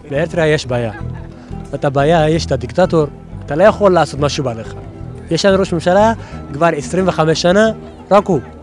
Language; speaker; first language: Hebrew; non-native, fluent; Tigrinya